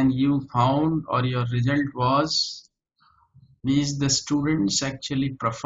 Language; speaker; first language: English; non-native, local second language; Hindi